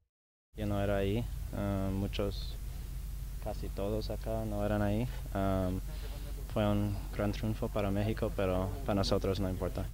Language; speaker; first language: Spanish; non-native, learner; English